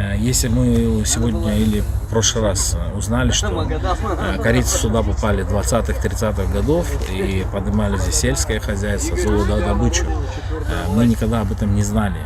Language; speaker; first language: Russian; native; Russian